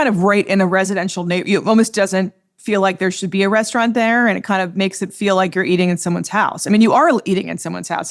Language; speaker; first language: English; native; English